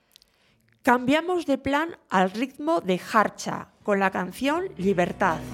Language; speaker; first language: Spanish; native; Spanish